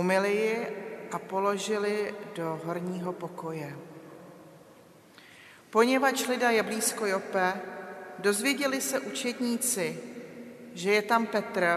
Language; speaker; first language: Czech; native; Czech